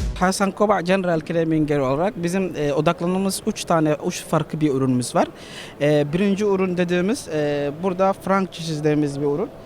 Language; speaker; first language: Turkish; non-native, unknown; Somali